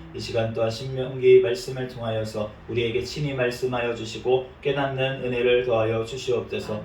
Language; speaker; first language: Korean; native; Korean